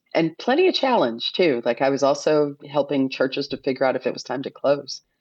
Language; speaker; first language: English; native; English